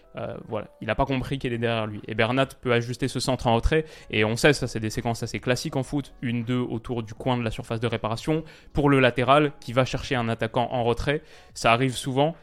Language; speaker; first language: French; native; French